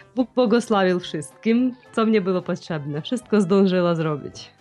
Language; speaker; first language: Polish; non-native, learner; Ukrainian